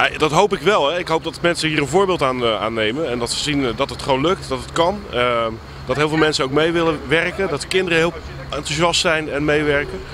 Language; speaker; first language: Dutch; native; Dutch